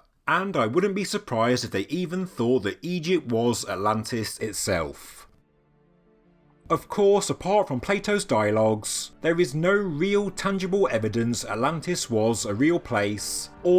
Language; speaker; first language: English; native; English